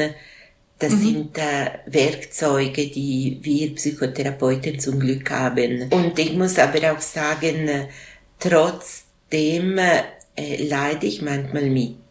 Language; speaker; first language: German; non-native, local second language; Italian